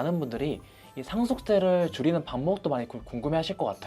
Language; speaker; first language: Korean; native; Korean